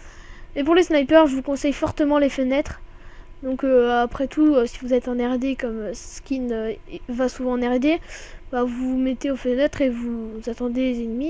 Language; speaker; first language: French; native; French